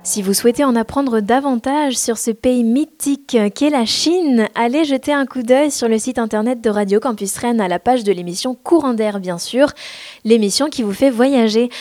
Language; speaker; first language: French; native; French